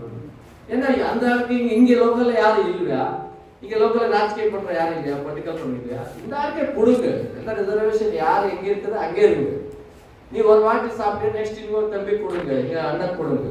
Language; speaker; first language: Tamil; non-native, learner; Kannada